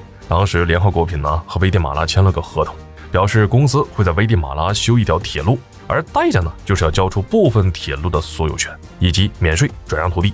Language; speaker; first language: Chinese; native; Chinese